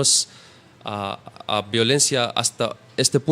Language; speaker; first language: Spanish; non-native, learner; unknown